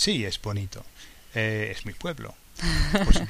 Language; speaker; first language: Spanish; non-native, fluent; English